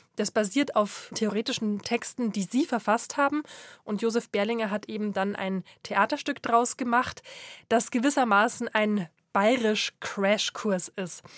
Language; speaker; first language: German; native; German